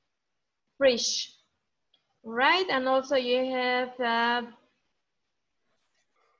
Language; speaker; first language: English; non-native, fluent; Spanish